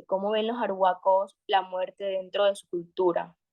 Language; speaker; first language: Spanish; native; Spanish